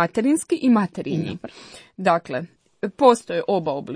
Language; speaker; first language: Croatian; native; Croatian